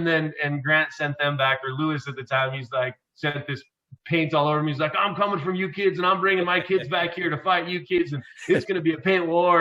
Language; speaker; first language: English; native; English